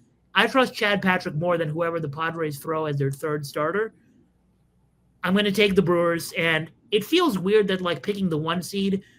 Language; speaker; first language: English; native; English